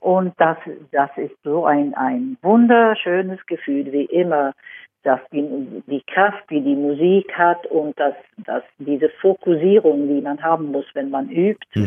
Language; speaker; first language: German; non-native, fluent; Swedish